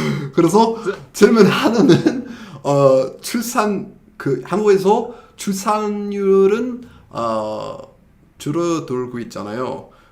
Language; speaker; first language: Korean; non-native, fluent; English